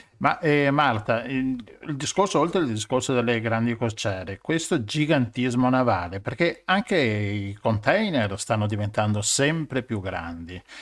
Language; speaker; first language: Italian; native; Italian